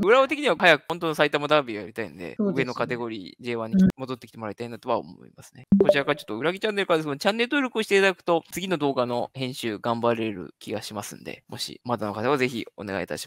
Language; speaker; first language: Japanese; native; Japanese